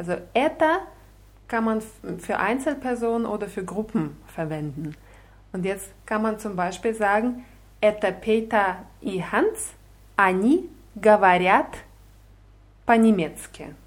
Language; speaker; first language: German; non-native, fluent; Russian